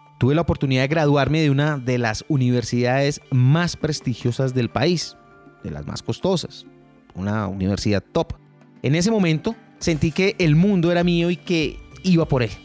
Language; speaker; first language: Spanish; native; Spanish